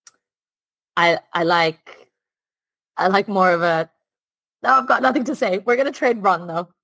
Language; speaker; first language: English; non-native, fluent; Italian